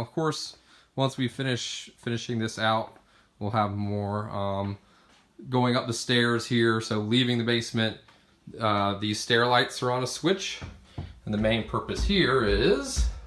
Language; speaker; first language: English; native; English